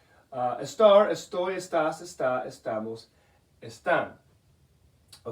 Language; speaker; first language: Spanish; non-native, fluent; English